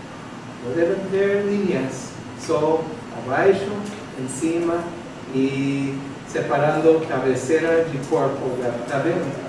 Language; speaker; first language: Portuguese; non-native, fluent; English